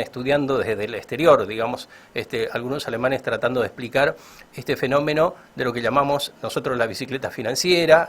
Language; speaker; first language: Spanish; native; Spanish